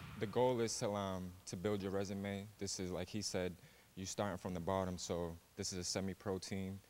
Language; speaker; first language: English; native; English